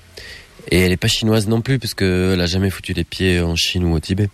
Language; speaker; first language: French; native; French